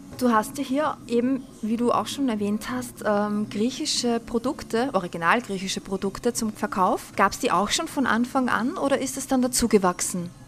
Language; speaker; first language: German; native; German